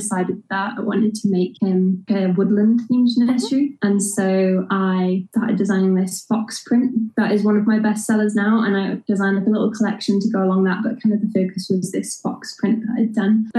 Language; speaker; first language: English; native; English